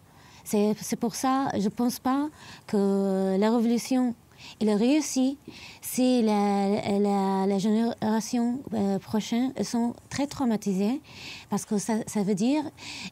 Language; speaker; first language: French; non-native, learner; Arabic